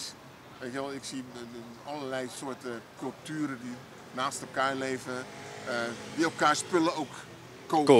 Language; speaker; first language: Dutch; native; Dutch